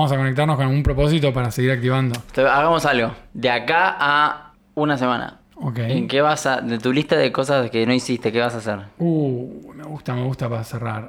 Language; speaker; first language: Spanish; native; Spanish